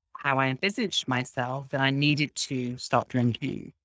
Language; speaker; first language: English; native; English